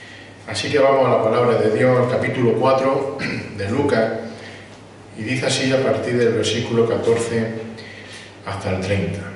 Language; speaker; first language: Spanish; native; Spanish